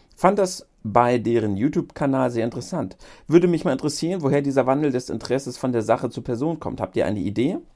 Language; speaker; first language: German; native; German